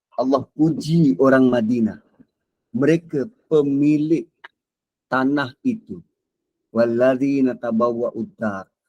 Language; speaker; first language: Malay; native; Malay